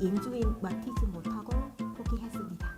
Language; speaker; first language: Korean; non-native, fluent; Khmer